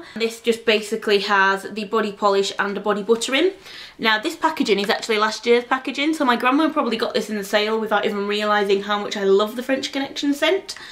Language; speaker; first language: English; native; English